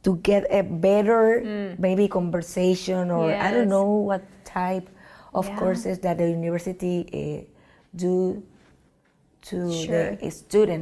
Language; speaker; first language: English; non-native, learner; Spanish